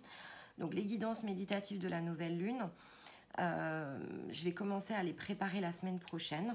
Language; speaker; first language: French; native; French